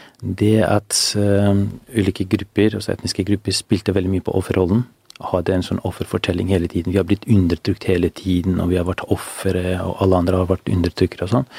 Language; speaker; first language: Norwegian; non-native, fluent; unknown